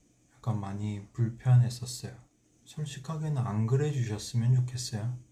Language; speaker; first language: Korean; native; Korean